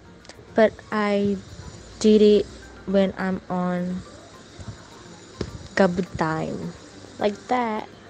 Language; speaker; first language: English; non-native, learner; Indonesian